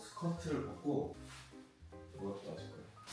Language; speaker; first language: Korean; native; Korean